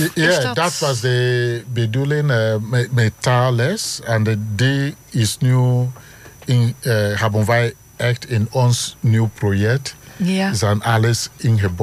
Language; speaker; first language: Dutch; non-native, fluent; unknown